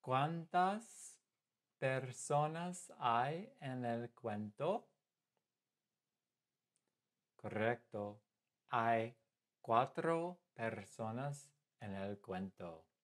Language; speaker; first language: Spanish; non-native, fluent; English